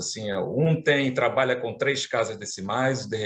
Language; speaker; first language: Portuguese; native; Portuguese